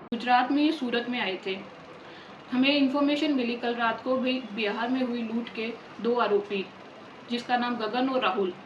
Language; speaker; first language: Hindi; non-native, local second language; Gujarati